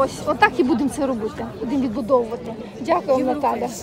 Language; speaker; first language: Ukrainian; native; Ukrainian